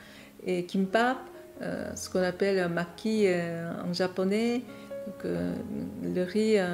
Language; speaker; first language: French; non-native, fluent; Korean